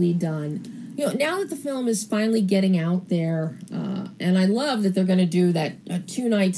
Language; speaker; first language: English; native; English